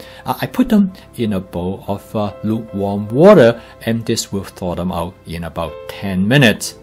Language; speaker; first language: English; non-native, fluent; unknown